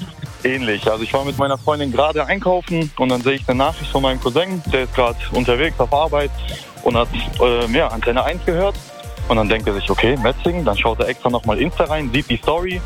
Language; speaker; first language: German; native; German